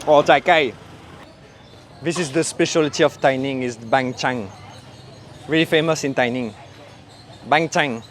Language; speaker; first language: Vietnamese; non-native, learner; French